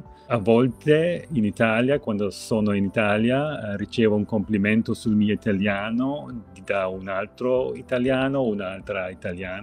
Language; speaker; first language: Italian; non-native, fluent; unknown